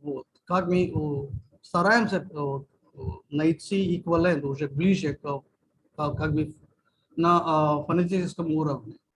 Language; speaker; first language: Russian; native; Russian